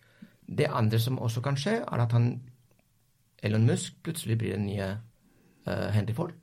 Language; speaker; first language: Norwegian; non-native, fluent; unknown